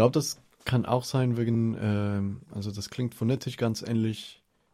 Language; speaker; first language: German; non-native, fluent; Spanish